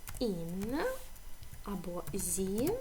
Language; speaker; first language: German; non-native, fluent; Ukrainian